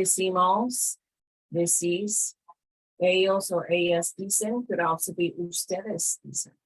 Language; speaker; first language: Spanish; non-native, fluent; English